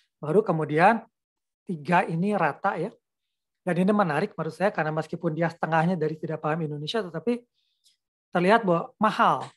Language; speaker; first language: Indonesian; native; Indonesian